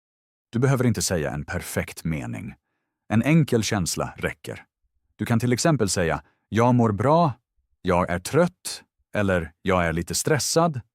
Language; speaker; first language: Swedish; non-native, fluent; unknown